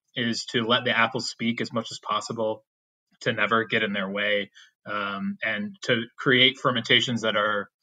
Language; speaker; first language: English; native; English